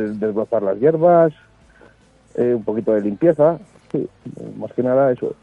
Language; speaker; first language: Spanish; native; Spanish